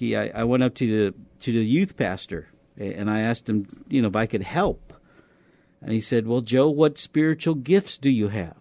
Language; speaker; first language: English; native; English